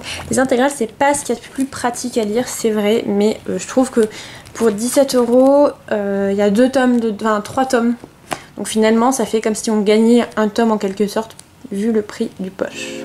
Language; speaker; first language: French; native; French